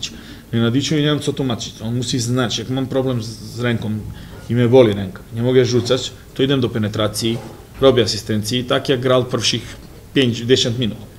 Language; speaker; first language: Polish; non-native, fluent; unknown